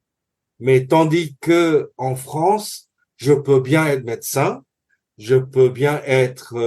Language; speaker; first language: French; non-native, fluent; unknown